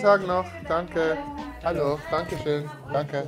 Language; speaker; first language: German; non-native, learner; English